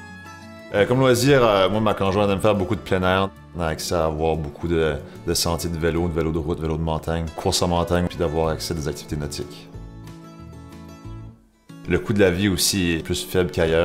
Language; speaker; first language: French; native; French